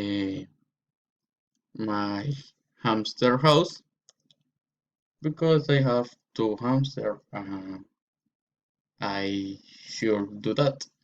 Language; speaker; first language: English; non-native, learner; Spanish